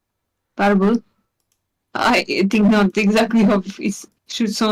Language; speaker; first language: English; non-native, learner; Hungarian